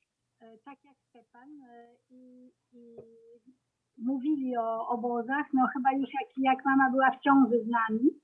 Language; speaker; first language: Polish; early bilingual, heritage; French